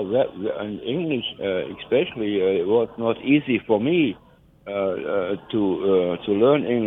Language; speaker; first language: English; non-native, fluent; German